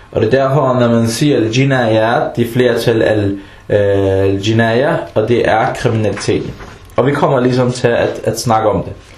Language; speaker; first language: Danish; non-native, fluent; Arabic